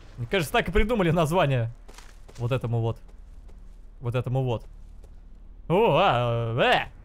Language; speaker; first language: Russian; native; Russian